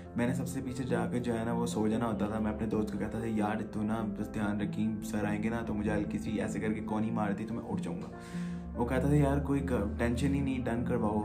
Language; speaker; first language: Urdu; non-native, local second language; Punjabi